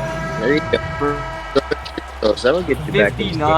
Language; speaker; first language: English; native; English